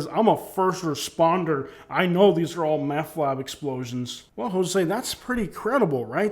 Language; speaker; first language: English; native; English